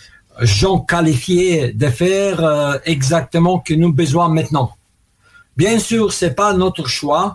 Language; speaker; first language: French; non-native, learner; Russian